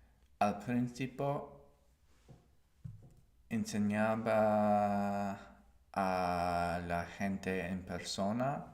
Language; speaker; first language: Spanish; non-native, learner; English